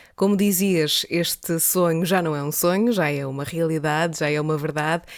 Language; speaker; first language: Portuguese; native; Portuguese